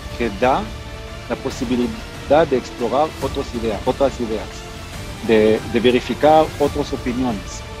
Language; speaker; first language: Spanish; non-native, fluent; Hebrew